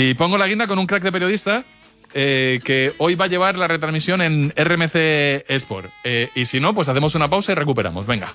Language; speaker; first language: Spanish; native; Spanish